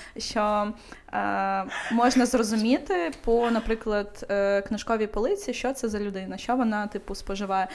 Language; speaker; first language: Ukrainian; non-native, local second language; Russian